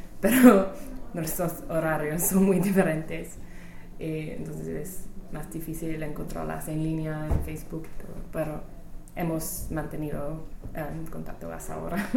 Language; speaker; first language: Spanish; non-native, fluent; English